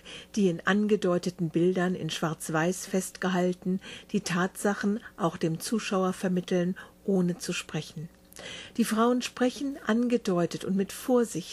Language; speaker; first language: German; native; German